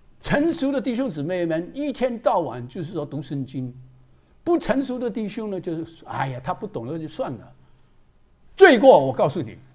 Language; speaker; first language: Chinese; non-native, local second language; Cantonese